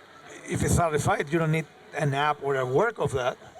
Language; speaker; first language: English; non-native, fluent; Spanish